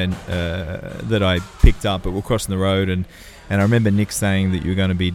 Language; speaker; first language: English; native; English